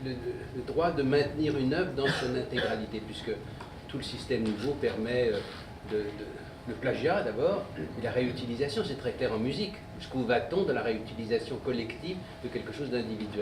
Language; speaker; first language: French; native; French